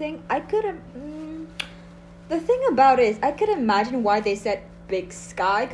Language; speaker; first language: English; non-native, fluent; Vietnamese